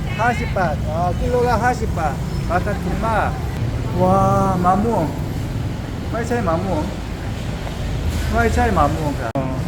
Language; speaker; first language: Thai; non-native, learner; Korean